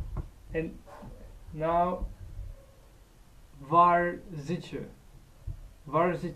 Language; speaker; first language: Dutch; non-native, learner; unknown